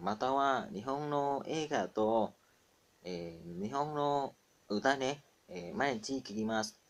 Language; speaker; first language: Japanese; non-native, learner; Vietnamese